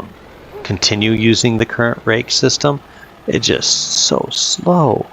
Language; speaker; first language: English; native; English